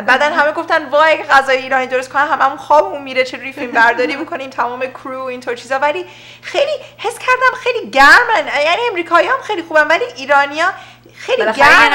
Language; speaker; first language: Persian; early bilingual, heritage; Persian